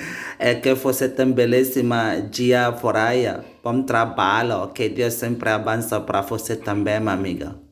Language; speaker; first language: Portuguese; non-native, learner; Indonesian